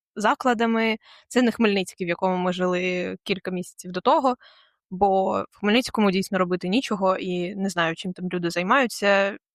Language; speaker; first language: Ukrainian; non-native, local second language; Russian